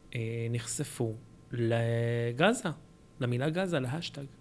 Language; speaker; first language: Hebrew; early bilingual, other home language; Arabic